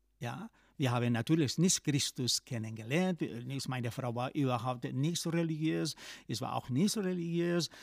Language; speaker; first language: German; non-native, fluent; Spanish